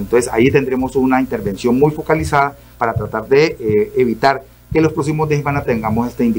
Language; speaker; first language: Spanish; native; Spanish